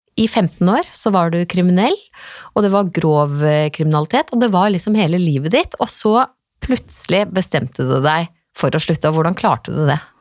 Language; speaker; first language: Norwegian; native; Norwegian